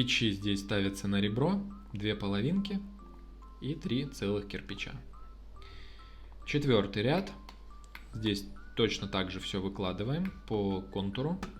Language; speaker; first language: Russian; native; Russian